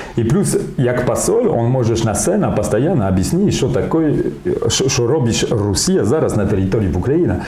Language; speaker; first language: Ukrainian; non-native, learner; French